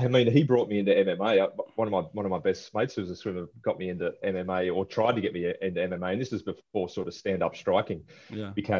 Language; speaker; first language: English; native; English